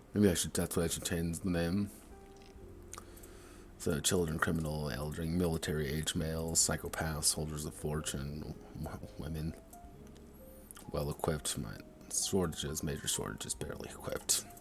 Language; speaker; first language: English; native; English